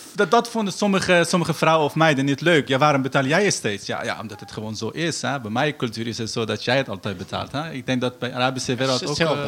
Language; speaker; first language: Dutch; non-native, fluent; Persian